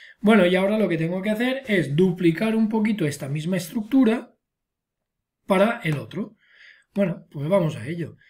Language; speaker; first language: Spanish; non-native, local second language; Catalan